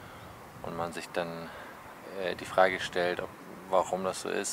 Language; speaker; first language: German; native; German